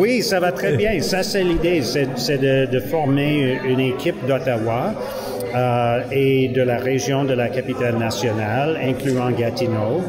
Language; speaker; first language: French; non-native, learner; English